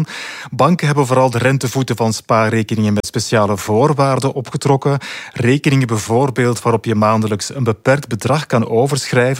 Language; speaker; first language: Dutch; native; Dutch